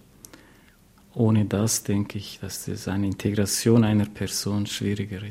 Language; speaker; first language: German; non-native, fluent; Kurdish